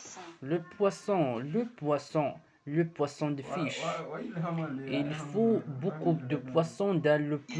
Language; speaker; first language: French; non-native, learner; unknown